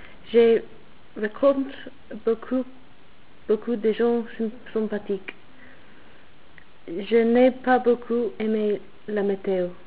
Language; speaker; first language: French; non-native, learner; English